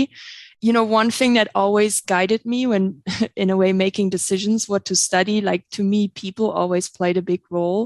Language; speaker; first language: English; non-native, fluent; German